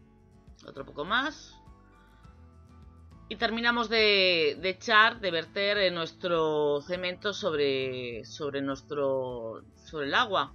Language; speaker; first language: Spanish; native; Spanish